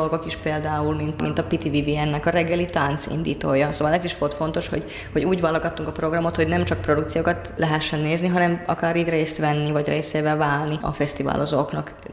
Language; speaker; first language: Hungarian; non-native, fluent; Finnish